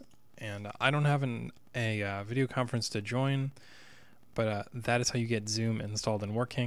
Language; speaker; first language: English; native; English